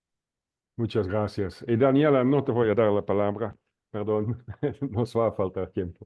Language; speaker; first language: Spanish; non-native, fluent; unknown